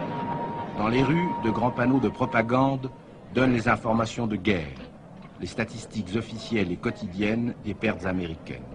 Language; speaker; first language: French; native; French